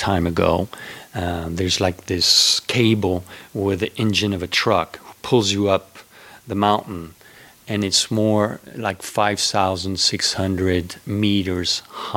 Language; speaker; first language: English; non-native, fluent; French